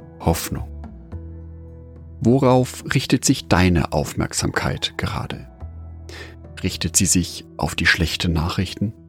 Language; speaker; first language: German; native; German